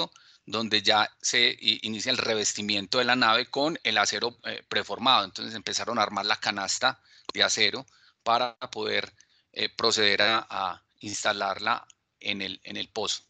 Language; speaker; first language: Spanish; native; Spanish